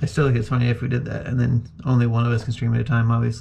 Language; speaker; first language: English; native; English